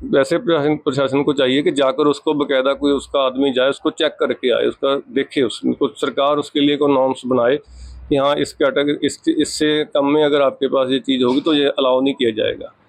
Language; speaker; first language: Hindi; non-native, local second language; Punjabi